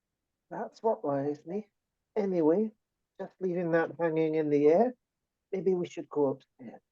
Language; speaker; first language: English; native; English